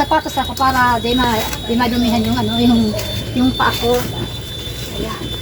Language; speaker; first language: Filipino; non-native, local second language; Bikol